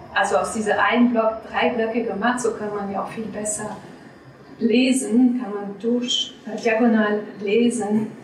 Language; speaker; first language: German; non-native, fluent; French